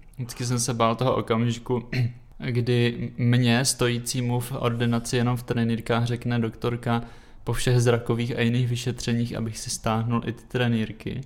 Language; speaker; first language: Czech; native; Czech